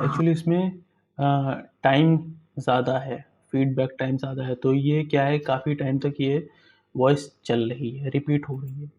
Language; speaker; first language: Hindi; native; Hindi